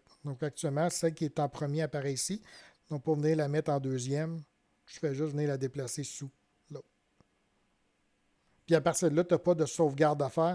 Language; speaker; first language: French; native; French